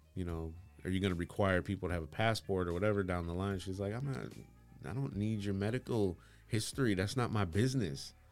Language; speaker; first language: English; native; English